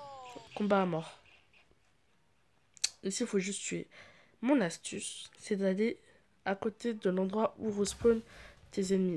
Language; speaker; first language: French; native; French